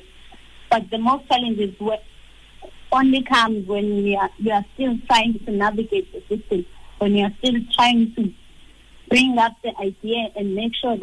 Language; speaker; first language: English; non-native, local second language; Xhosa